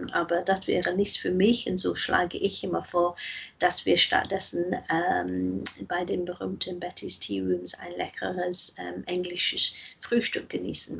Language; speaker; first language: German; non-native, fluent; English